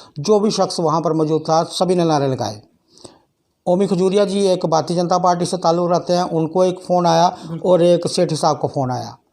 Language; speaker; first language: Hindi; non-native, local second language; Dogri